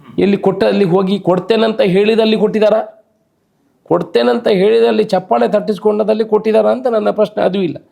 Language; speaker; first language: Kannada; non-native, local second language; Tulu